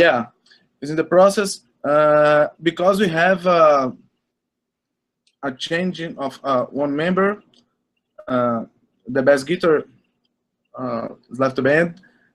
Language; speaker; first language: English; non-native, learner; Portuguese